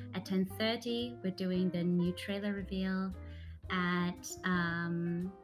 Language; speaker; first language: English; early bilingual, other home language; German